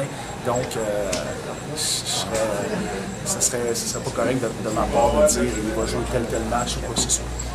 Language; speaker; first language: French; native; French